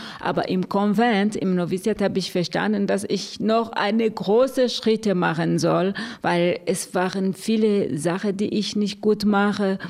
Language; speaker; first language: German; non-native, fluent; Rundi